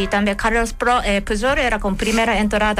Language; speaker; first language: Catalan; non-native, learner; Japanese